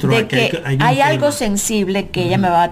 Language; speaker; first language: Spanish; native; Spanish